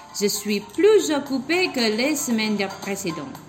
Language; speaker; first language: French; non-native, fluent; Indonesian